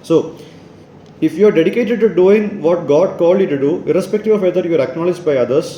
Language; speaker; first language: English; non-native, local second language; Malayalam